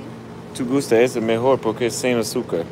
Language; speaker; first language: Spanish; non-native, learner; English